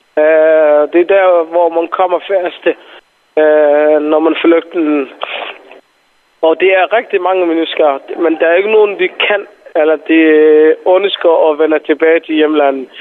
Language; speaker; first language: Danish; non-native, fluent; Somali